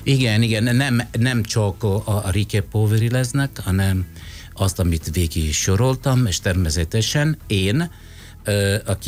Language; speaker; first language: Hungarian; non-native, fluent; Italian